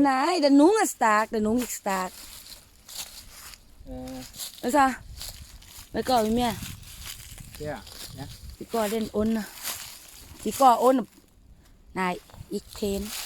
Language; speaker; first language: Danish; non-native, learner; Thai